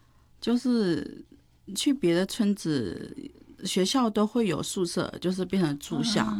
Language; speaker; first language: Chinese; non-native, fluent; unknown